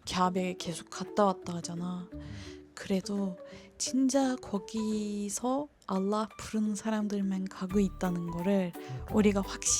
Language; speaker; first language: Korean; non-native, fluent; Turkish